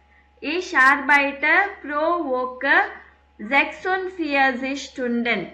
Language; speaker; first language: German; non-native, fluent; Tamil